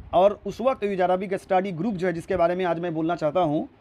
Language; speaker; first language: Hindi; non-native, local second language; Urdu